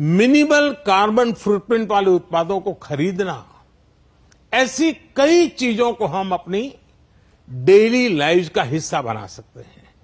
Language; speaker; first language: Hindi; non-native, local second language; Gujarati